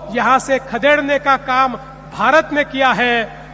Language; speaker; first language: Hindi; non-native, local second language; Marathi